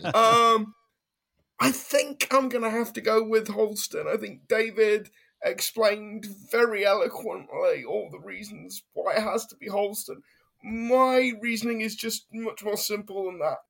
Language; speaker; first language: English; native; English